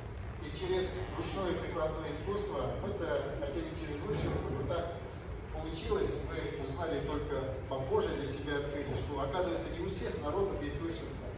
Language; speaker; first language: Russian; native; Russian